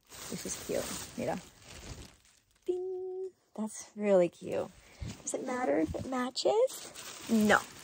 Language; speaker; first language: English; early bilingual, other home language; Spanish